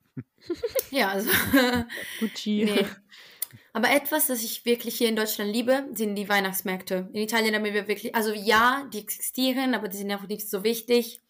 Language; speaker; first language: German; non-native, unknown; Italian